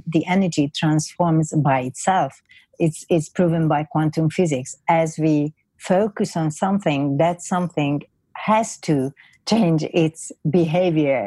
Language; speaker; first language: English; non-native, fluent; Hungarian